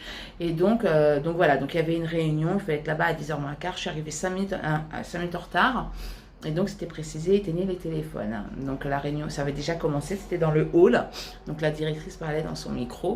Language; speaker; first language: French; native; French